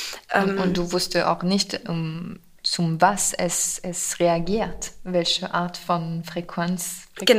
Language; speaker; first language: German; non-native, fluent; French